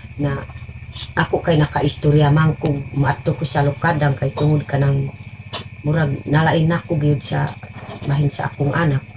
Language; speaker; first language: Cebuano; non-native, local second language; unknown